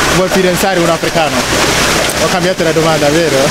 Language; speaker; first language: Italian; non-native, learner; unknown